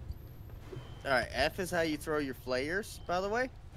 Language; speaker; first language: English; native; English